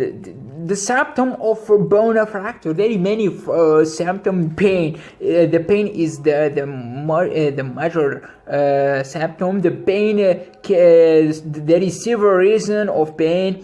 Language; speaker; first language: English; non-native, local second language; Arabic